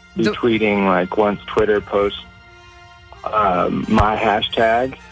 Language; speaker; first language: English; native; English